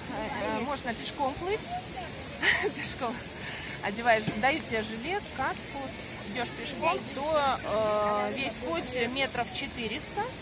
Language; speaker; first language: Russian; native; Russian